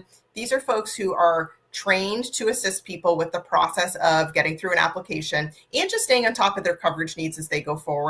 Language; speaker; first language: English; native; English